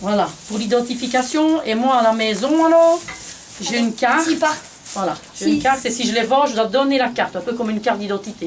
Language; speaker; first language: French; native; French